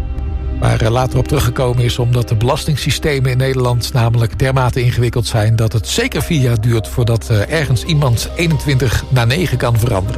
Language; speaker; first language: Dutch; native; Dutch